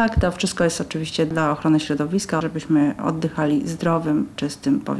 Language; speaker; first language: Polish; native; Polish